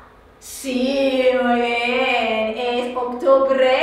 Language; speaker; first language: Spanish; non-native, learner; English